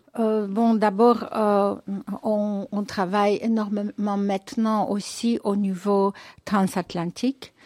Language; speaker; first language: French; non-native, fluent; Russian